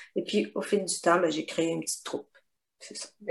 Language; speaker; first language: French; native; French